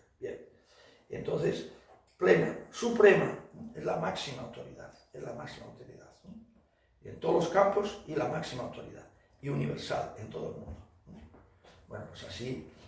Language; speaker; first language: Spanish; native; Spanish